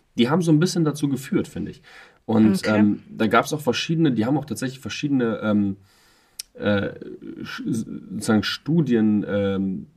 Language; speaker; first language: German; non-native, fluent; Russian